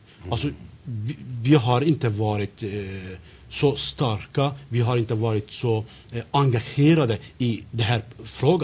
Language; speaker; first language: Swedish; non-native, fluent; Zaza